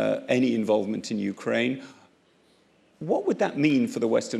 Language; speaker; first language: English; native; English